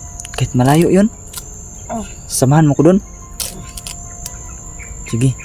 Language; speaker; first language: Filipino; non-native, local second language; Cebuano